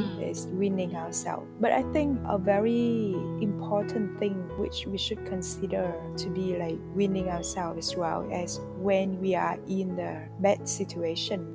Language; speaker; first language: English; non-native, fluent; Vietnamese